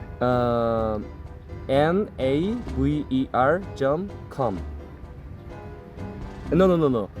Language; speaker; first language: English; non-native, learner; Korean